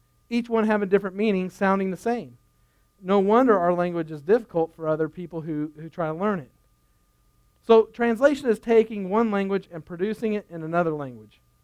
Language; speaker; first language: English; native; English